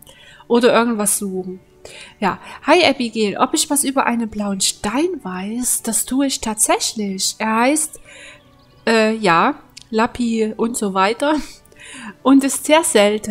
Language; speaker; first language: German; native; German